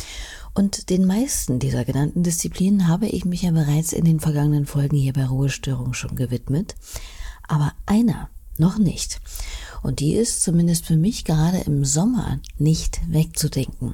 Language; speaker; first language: German; native; German